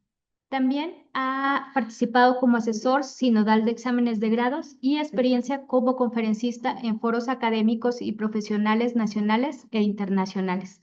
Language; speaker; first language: Spanish; native; Spanish